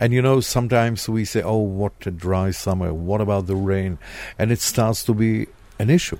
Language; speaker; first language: English; non-native, fluent; Hebrew